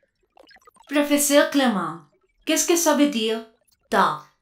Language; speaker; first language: French; non-native, learner; Spanish